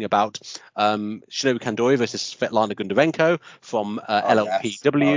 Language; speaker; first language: English; native; English